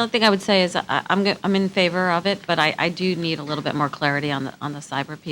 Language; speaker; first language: English; native; English